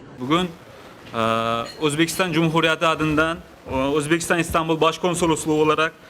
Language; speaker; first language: Turkish; non-native, learner; Uzbek